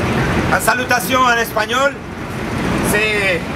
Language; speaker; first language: French; non-native, learner; Spanish